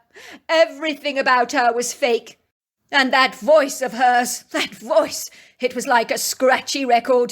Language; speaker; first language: English; native; English